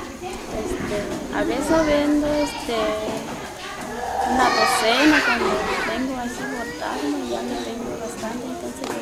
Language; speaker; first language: Spanish; non-native, local second language; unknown